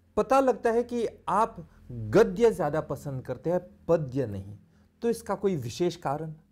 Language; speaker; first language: Hindi; early bilingual, heritage; Hindi